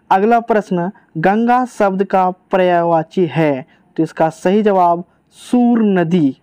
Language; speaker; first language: Hindi; native; Hindi